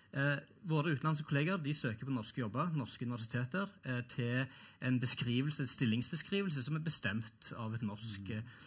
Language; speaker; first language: Norwegian; early bilingual, other home language; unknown